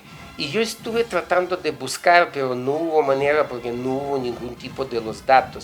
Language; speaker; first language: Spanish; non-native, fluent; Russian